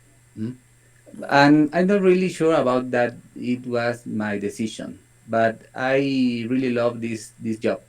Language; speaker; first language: English; non-native, learner; Spanish